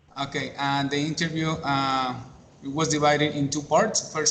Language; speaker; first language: English; non-native, learner; Spanish